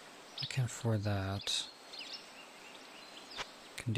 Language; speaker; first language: English; native; English